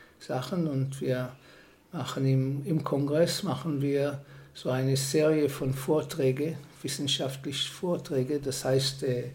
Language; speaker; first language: German; non-native, fluent; Hebrew